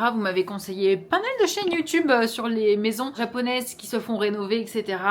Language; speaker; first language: French; early bilingual, other home language; Portuguese